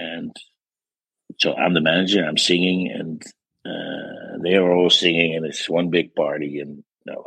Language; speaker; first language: English; non-native, fluent; Dutch